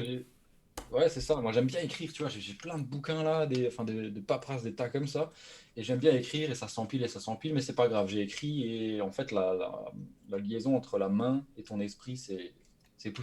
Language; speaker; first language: French; native; French